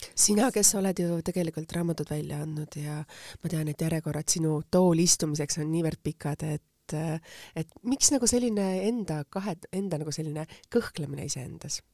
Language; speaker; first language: Estonian; native; Estonian